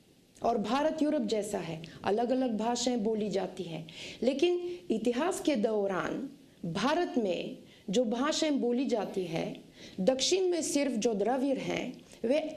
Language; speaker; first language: Hindi; non-native, fluent; Bulgarian